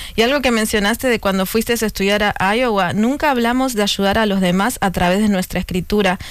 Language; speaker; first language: Spanish; native; Spanish